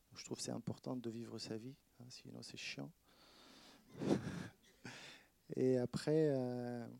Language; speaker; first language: French; non-native, fluent; Arabic